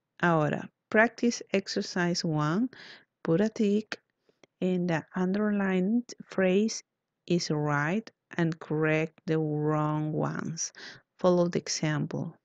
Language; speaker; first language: English; non-native, fluent; Spanish